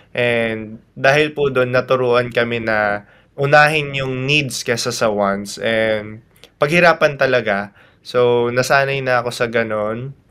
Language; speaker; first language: Filipino; native; Filipino